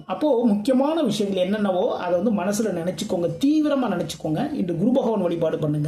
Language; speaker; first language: Tamil; native; Tamil